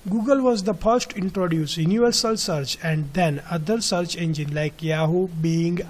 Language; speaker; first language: English; non-native, local second language; Gujarati